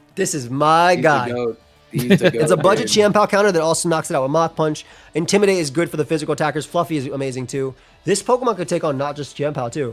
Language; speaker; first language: English; native; English